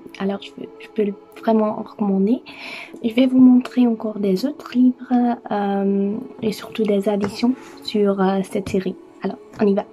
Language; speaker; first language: French; non-native, learner; Dutch